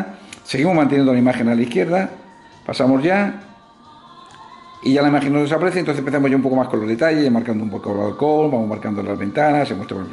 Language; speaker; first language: Spanish; native; Spanish